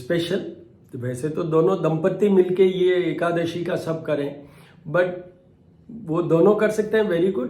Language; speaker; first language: Hindi; native; Hindi